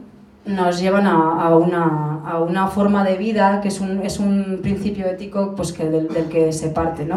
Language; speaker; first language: Spanish; native; Spanish